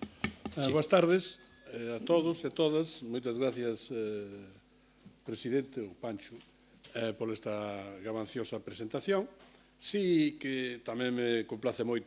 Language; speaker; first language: Galician; native; Galician